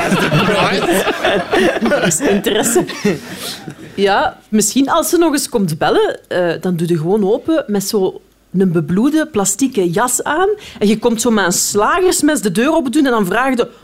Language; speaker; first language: Dutch; native; Dutch